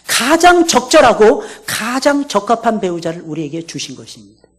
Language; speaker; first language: Korean; native; Korean